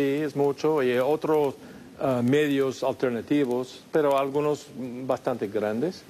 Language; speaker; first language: Spanish; non-native, fluent; English